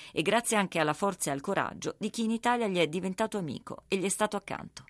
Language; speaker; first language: Italian; native; Italian